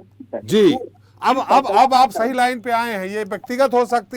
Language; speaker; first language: Hindi; native; Hindi